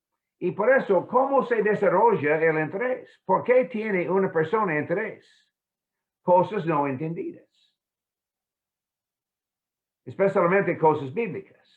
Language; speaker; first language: Spanish; non-native, fluent; English